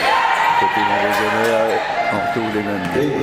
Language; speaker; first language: French; native; French